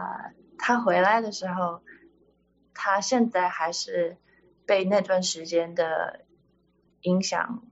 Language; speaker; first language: Chinese; early bilingual, heritage; Chinese